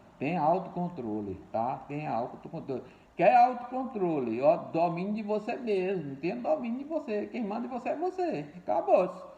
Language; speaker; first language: Portuguese; native; Portuguese